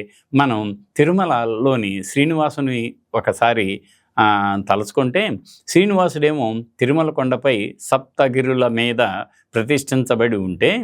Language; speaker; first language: Telugu; native; Telugu